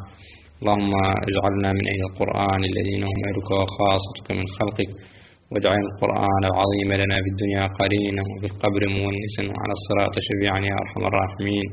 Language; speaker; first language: Arabic; native; Arabic